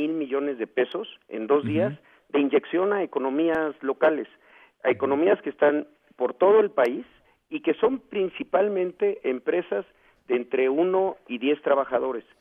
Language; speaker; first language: Spanish; native; Spanish